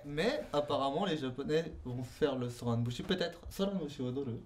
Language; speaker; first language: French; native; French